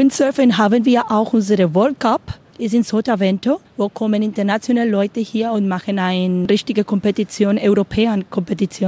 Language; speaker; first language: German; non-native, learner; Spanish